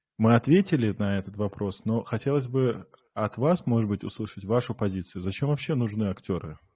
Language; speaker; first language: Russian; non-native, local second language; Kumyk